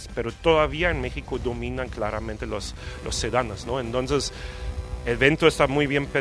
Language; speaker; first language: Spanish; non-native, fluent; German